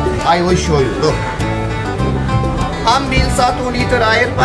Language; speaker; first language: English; non-native, learner; Turkish